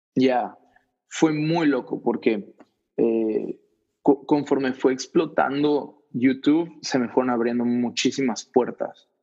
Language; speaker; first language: Spanish; native; Spanish